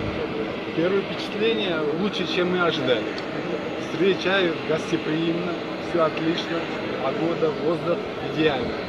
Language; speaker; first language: Russian; non-native, local second language; Uzbek